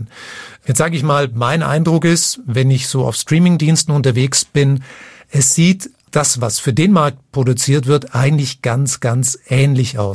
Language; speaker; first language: German; native; German